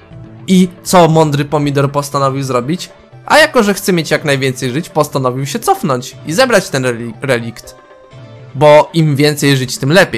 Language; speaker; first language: Polish; native; Polish